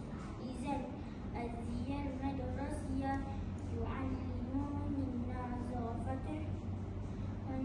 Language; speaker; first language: Arabic; non-native, learner; Malay